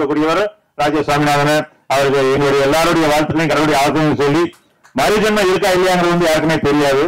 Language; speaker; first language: Tamil; native; Tamil